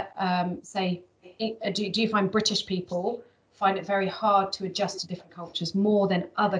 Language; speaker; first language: English; native; English